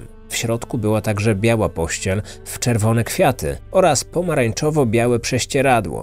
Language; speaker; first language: Polish; native; Polish